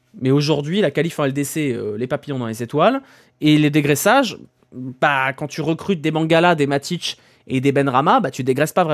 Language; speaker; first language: French; native; French